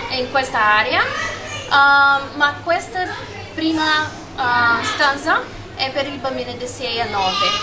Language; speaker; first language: Italian; non-native, learner; Spanish